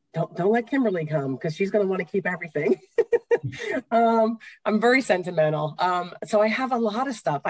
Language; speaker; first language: English; native; English